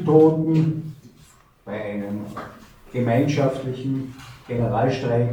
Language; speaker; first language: German; native; German